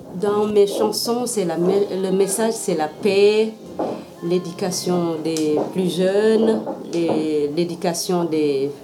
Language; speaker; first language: French; non-native, local second language; Wolof